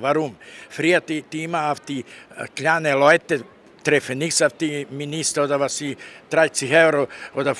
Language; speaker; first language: German; non-native, learner; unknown